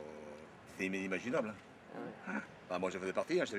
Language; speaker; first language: French; native; French